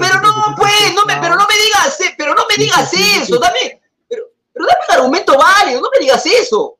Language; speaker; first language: Spanish; native; Spanish